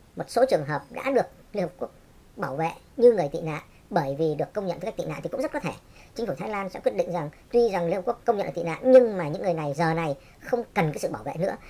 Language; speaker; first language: Vietnamese; native; Vietnamese